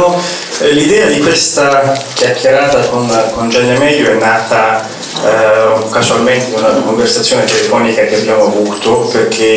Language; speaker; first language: Italian; native; Italian